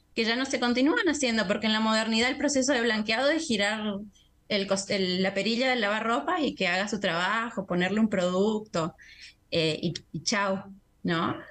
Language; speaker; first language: Spanish; native; Spanish